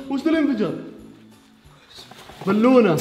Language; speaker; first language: Arabic; native; Arabic